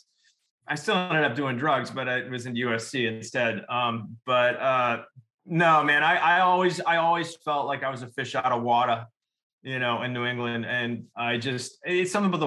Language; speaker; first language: English; native; English